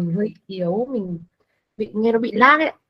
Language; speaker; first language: Vietnamese; native; Vietnamese